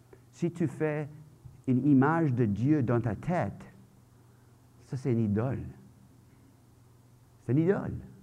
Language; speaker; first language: French; native; French